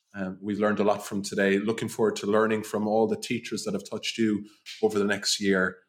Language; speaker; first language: English; native; English